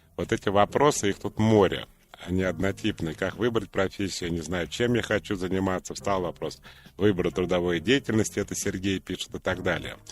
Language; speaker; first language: Russian; native; Russian